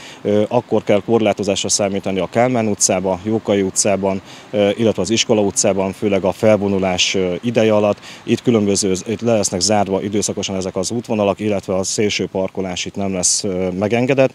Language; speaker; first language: Hungarian; native; Hungarian